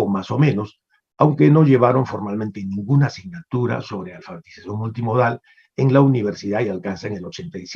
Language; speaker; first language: Spanish; native; Spanish